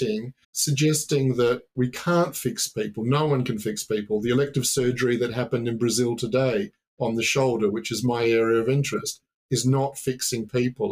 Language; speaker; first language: English; native; English